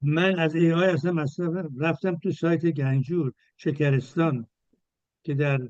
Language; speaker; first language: Persian; native; Persian